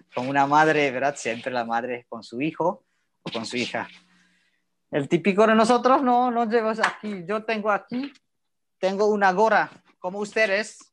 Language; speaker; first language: Spanish; non-native, learner; Indonesian